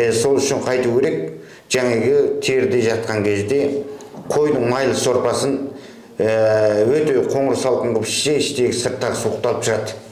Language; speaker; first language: Kazakh; early bilingual, heritage; Kazakh